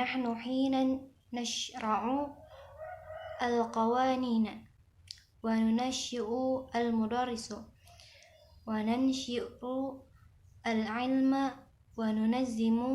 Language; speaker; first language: Arabic; non-native, learner; Indonesian